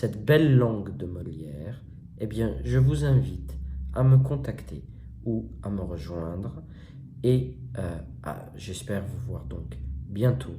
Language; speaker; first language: French; native; French